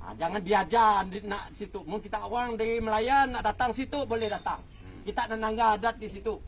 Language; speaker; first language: Malay; native; Malay